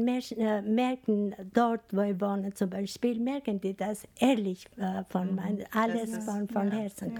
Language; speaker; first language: German; non-native, learner; Albanian